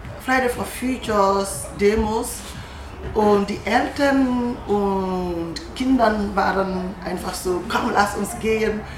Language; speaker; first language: German; non-native, fluent; French